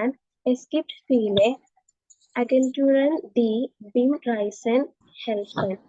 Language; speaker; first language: German; non-native, learner; Malayalam